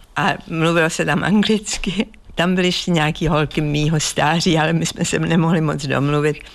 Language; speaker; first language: Czech; native; Czech